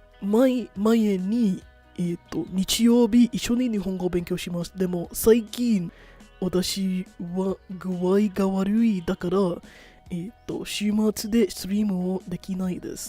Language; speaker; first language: Japanese; non-native, learner; English